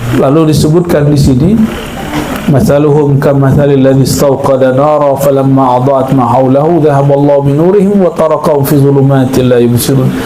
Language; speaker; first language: Indonesian; non-native, local second language; Minangkabau